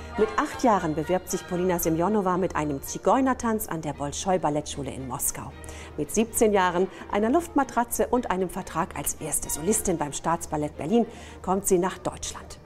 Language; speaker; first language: German; native; German